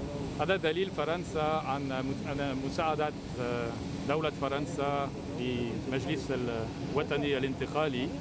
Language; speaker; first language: Arabic; non-native, fluent; French